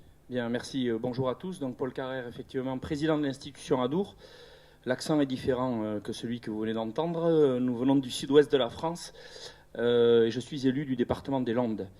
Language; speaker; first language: French; native; French